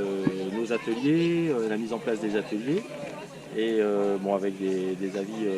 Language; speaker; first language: French; native; French